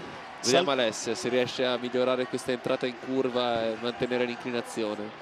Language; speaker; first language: Italian; native; Italian